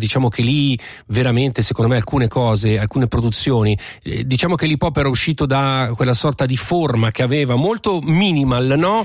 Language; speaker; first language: Italian; native; Italian